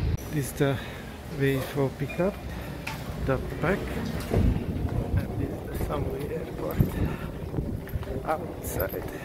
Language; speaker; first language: English; non-native, learner; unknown